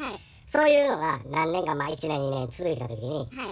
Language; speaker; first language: Japanese; native; Japanese